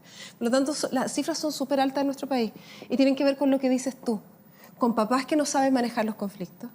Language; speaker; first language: Spanish; native; Spanish